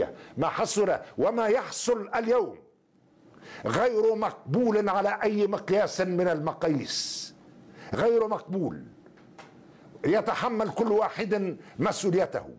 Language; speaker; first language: Arabic; native; Arabic